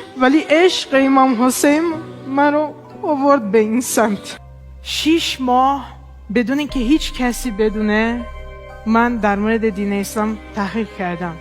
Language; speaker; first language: Persian; non-native, fluent; Portuguese